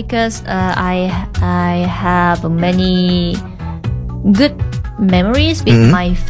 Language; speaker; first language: English; non-native, learner; Korean